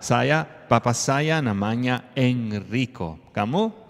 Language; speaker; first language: Indonesian; non-native, learner; Italian